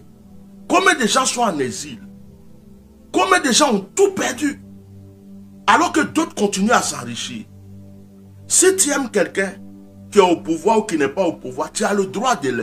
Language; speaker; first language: French; non-native, local second language; Baoulé